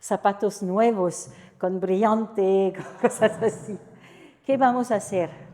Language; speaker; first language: Spanish; non-native, fluent; French